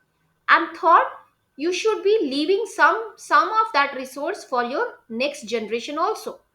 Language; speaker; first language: English; non-native, local second language; Hindi